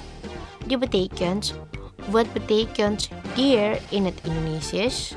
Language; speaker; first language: Dutch; non-native, learner; Indonesian